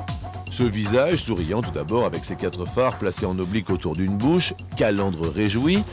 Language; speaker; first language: French; native; French